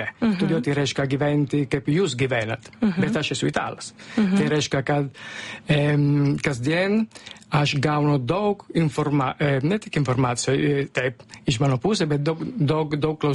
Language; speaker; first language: Lithuanian; non-native, fluent; Italian